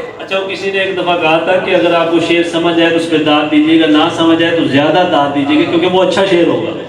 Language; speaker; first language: Urdu; non-native, local second language; Punjabi